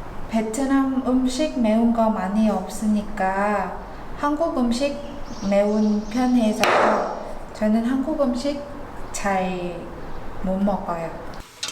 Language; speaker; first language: Korean; non-native, learner; Vietnamese